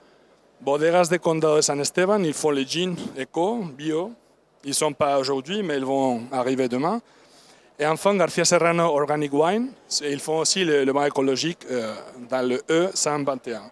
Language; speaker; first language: French; non-native, learner; Spanish